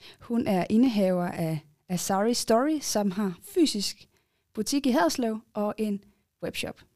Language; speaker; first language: Danish; native; Danish